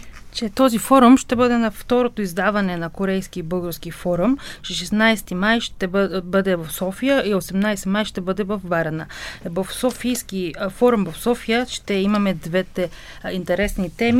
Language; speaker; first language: Bulgarian; non-native, fluent; Korean